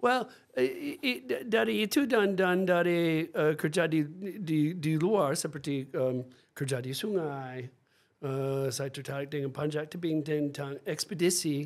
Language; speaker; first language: Indonesian; non-native, fluent; English